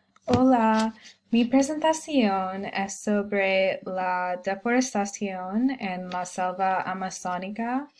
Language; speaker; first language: Spanish; non-native, learner; English